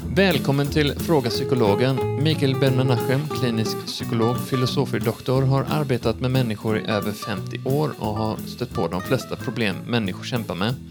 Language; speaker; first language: Swedish; native; Swedish